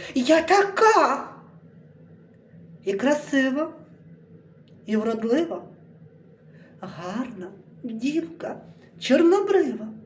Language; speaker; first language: Ukrainian; native; Ukrainian